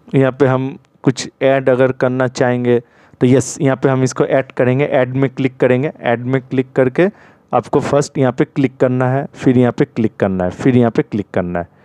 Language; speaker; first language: Hindi; non-native, local second language; Bangla